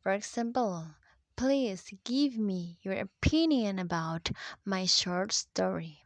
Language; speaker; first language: English; non-native, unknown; Indonesian